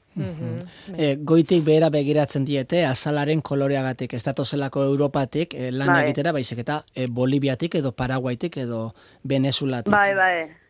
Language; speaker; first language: Basque; native; Basque